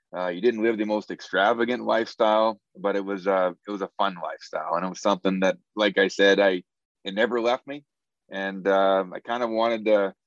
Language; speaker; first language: English; native; English